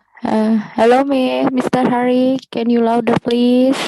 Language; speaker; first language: English; non-native, learner; Indonesian